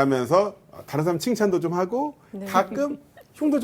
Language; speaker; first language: Korean; native; Korean